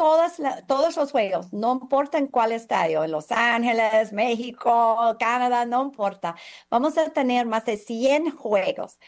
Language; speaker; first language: Spanish; non-native, fluent; English